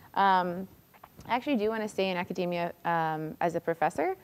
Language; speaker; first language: English; native; English